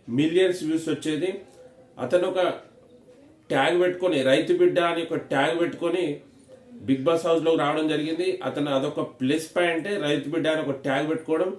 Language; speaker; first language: Telugu; native; Telugu